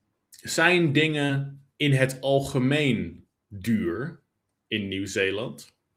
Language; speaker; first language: Dutch; native; Dutch